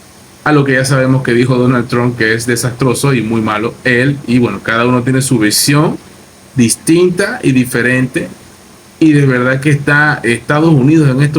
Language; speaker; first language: Spanish; native; Spanish